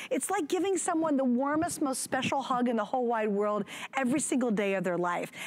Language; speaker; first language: English; native; English